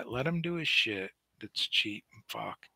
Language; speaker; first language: English; native; English